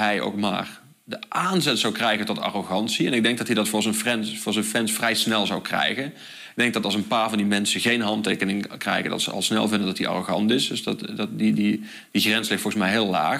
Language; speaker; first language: Dutch; native; Dutch